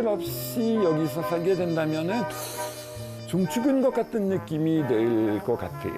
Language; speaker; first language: Korean; non-native, fluent; French